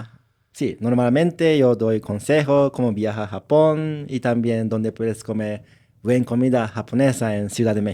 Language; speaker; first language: Spanish; non-native, learner; Japanese